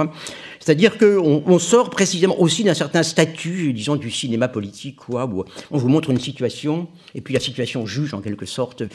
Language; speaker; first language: French; native; French